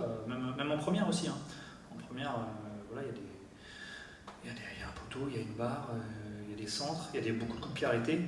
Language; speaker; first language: French; native; French